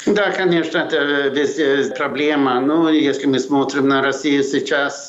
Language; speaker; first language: Russian; non-native, fluent; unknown